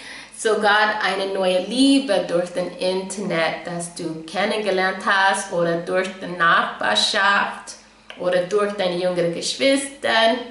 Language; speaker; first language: German; non-native, fluent; English